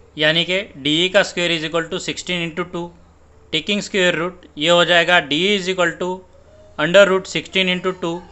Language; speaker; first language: Hindi; non-native, local second language; Marathi